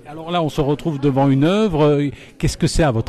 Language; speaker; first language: French; native; French